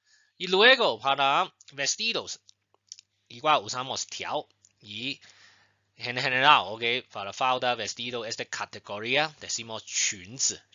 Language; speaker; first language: Spanish; non-native, fluent; Chinese